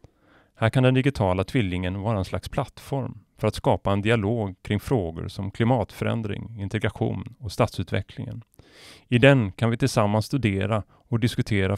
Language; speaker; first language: Swedish; native; Swedish